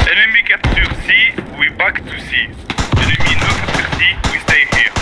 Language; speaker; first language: English; non-native, learner; French